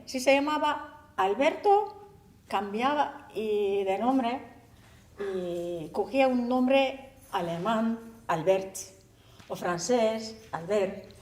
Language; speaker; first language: Spanish; non-native, fluent; Turkish